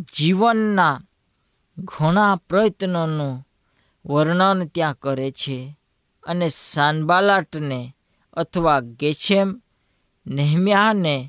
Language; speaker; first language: Gujarati; non-native, local second language; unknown